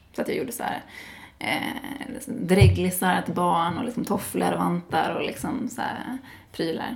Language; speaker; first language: Swedish; native; Swedish